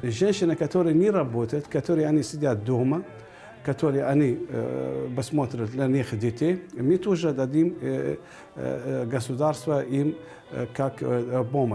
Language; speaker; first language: Russian; non-native, learner; Arabic